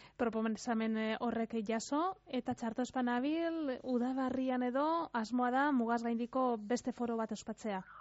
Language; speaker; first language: Basque; native; Basque